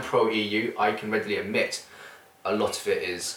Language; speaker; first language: English; native; English